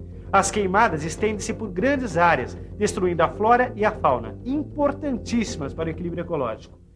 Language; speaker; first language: Portuguese; native; Portuguese